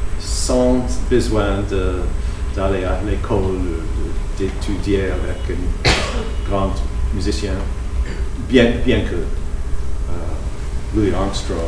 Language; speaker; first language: French; non-native, fluent; English